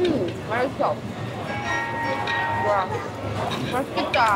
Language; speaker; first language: Korean; non-native, learner; Czech